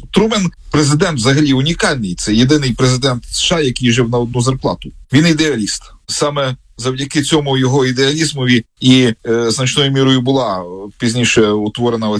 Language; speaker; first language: Ukrainian; native; Ukrainian